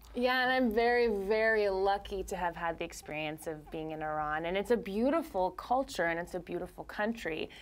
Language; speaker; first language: English; native; English